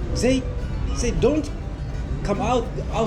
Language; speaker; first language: English; non-native, learner; Japanese